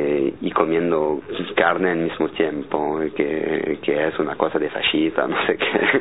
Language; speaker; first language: Spanish; non-native, fluent; French